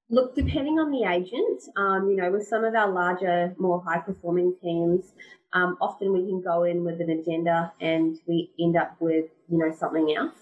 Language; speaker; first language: English; native; English